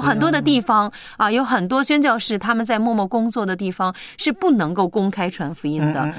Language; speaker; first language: Chinese; native; Chinese